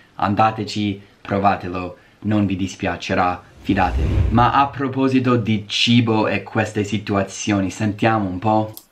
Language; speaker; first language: Italian; non-native, fluent; English